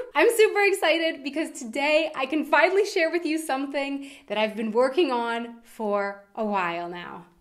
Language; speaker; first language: English; native; English